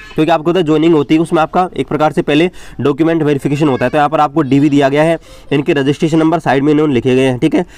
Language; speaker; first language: Hindi; native; Hindi